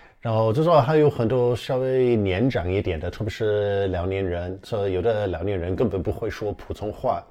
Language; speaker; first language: Chinese; non-native, fluent; English